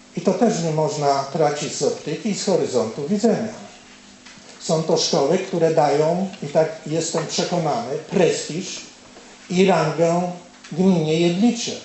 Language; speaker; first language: Polish; native; Polish